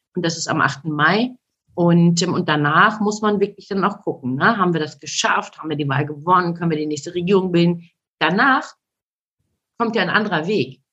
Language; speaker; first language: German; early bilingual, other home language; Turkish